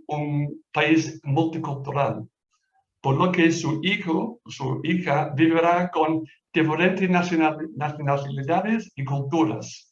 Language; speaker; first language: Spanish; non-native, fluent; English